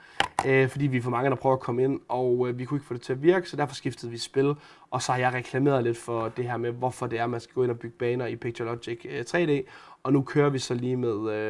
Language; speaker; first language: Danish; native; Danish